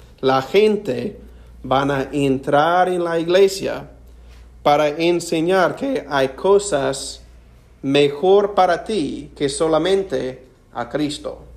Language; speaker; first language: Spanish; non-native, fluent; English